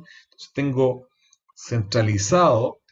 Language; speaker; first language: Spanish; native; Spanish